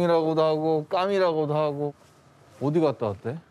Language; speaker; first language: Korean; native; Korean